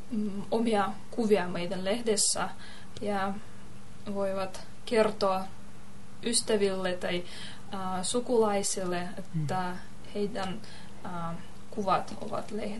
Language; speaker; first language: Finnish; non-native, learner; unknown